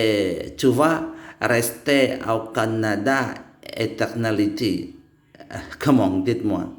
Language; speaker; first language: French; non-native, learner; Indonesian